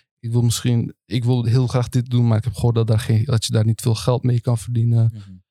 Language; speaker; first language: Dutch; early bilingual, other home language; Turkish